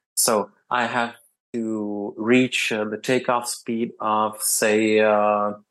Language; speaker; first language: English; non-native, fluent; Czech